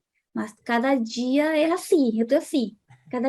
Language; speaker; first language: Portuguese; non-native, fluent; Spanish